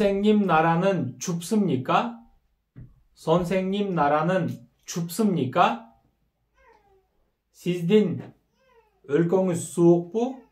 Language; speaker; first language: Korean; non-native, fluent; Kyrgyz